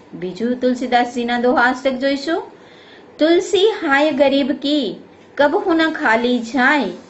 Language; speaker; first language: Hindi; non-native, local second language; Gujarati